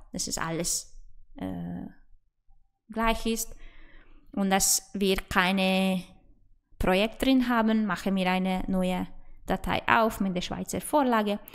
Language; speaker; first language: German; non-native, fluent; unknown